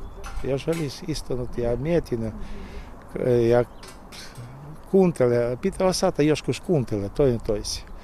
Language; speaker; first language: Finnish; non-native, learner; Russian